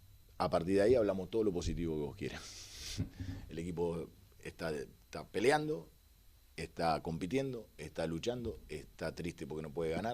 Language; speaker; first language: Spanish; native; Spanish